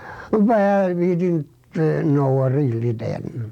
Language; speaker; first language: English; non-native, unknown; Swedish